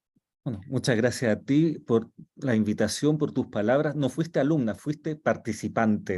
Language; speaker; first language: Spanish; non-native, fluent; French